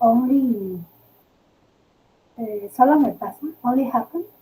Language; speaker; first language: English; non-native, learner; Spanish